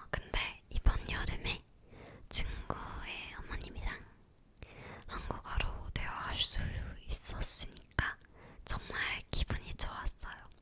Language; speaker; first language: Korean; non-native, learner; English